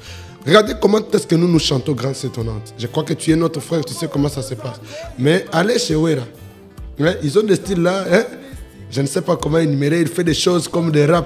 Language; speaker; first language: French; non-native, local second language; Lingala